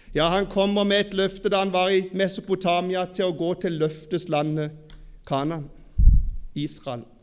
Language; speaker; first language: Norwegian; native; Norwegian